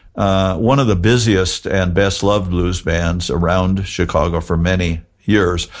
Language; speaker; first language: English; native; English